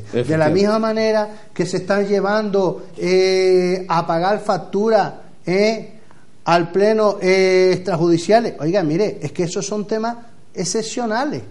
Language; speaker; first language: Spanish; native; Spanish